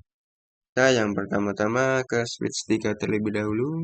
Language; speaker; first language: Indonesian; native; Indonesian